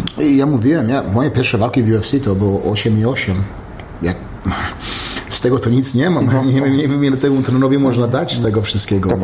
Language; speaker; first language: Polish; early bilingual, heritage; Polish